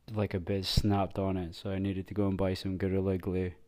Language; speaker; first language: English; native; English